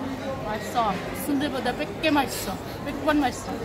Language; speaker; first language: Korean; non-native, learner; Uzbek